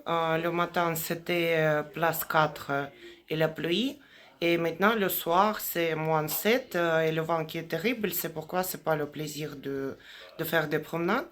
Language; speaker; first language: French; non-native, fluent; Russian